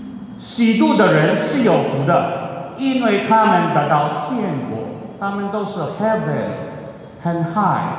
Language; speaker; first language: Chinese; non-native, fluent; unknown